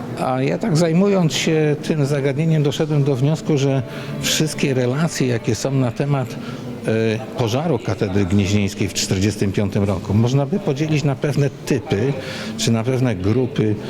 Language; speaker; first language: Polish; native; Polish